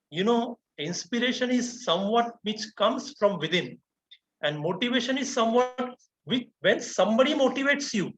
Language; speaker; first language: English; non-native, local second language; Marathi